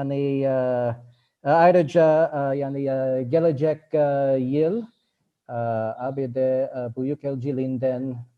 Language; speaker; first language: Turkish; non-native, learner; English